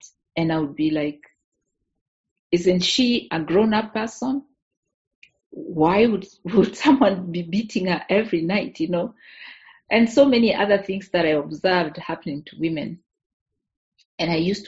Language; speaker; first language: English; non-native, local second language; Meru